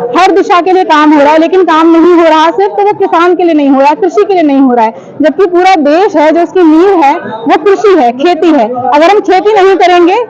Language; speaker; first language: Hindi; native; Hindi